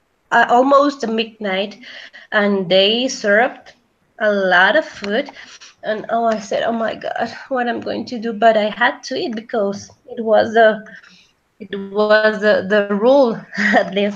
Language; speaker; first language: English; non-native, fluent; Spanish